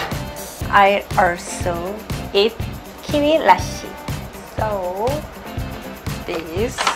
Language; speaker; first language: English; non-native, learner; Korean